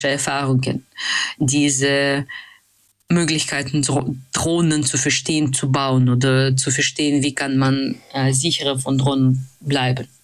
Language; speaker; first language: German; non-native, fluent; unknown